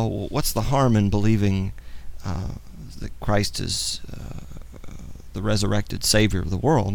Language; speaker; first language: English; native; English